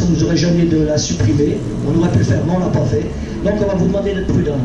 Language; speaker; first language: French; native; French